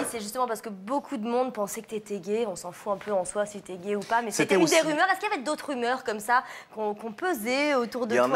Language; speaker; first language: French; native; French